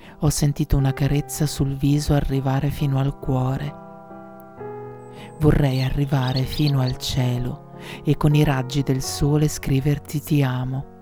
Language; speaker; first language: Italian; native; Italian